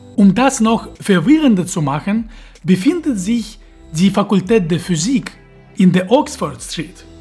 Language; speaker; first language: German; non-native, fluent; Russian